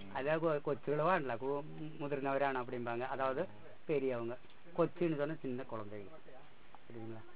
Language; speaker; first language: Tamil; non-native, local second language; Malayalam